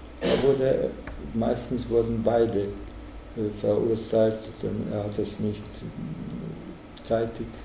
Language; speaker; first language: German; non-native, fluent; Czech